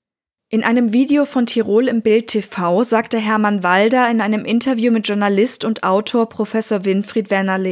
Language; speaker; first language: German; native; German